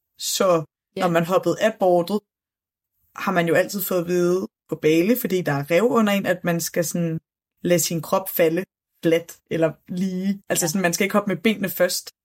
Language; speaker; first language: Danish; native; Danish